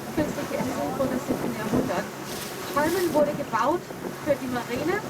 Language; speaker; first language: German; non-native, fluent; Danish